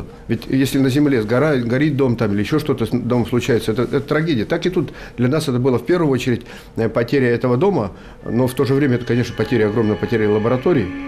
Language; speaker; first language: Russian; native; Russian